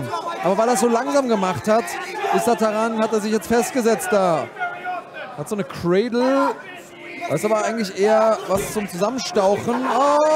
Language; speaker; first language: German; native; German